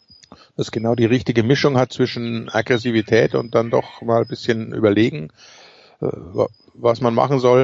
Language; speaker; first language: German; native; German